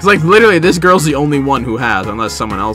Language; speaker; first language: English; native; English